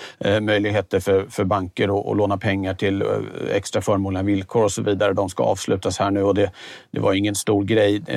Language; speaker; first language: Swedish; native; Swedish